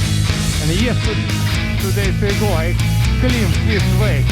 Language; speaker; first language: English; non-native, learner; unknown